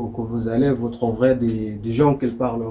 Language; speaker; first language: French; non-native, learner; Arabic